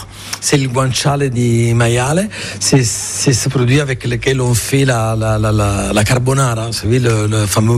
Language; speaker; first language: French; non-native, fluent; Italian